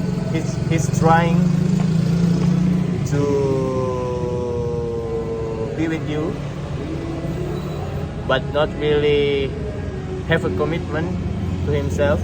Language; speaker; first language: English; non-native, fluent; Indonesian